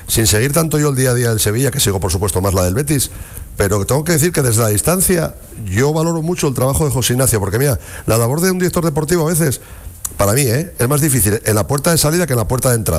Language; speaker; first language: Spanish; native; Spanish